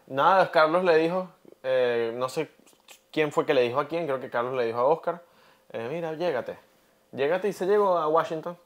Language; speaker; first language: Spanish; native; Spanish